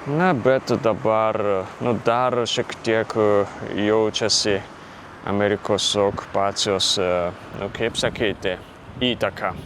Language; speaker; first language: Lithuanian; non-native, fluent; Japanese